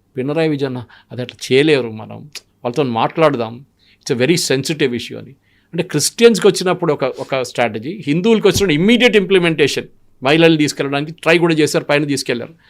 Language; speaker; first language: Telugu; non-native, local second language; Malayalam